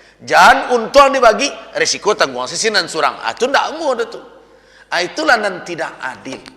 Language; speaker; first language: Malay; non-native, local second language; Minangkabau